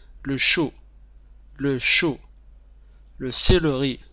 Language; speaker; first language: French; non-native, fluent; Arabic